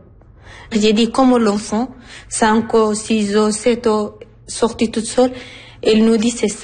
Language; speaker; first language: French; non-native, learner; Arabic